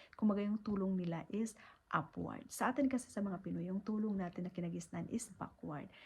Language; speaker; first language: Filipino; native; Filipino